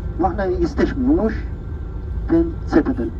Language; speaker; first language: Polish; non-native, learner; Arabic